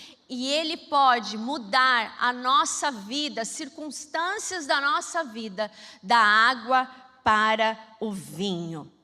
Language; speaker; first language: Portuguese; native; Portuguese